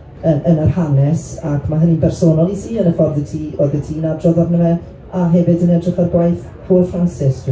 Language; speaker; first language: Welsh; native; Welsh